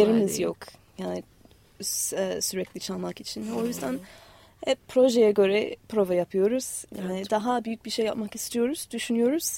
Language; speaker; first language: Turkish; non-native, learner; English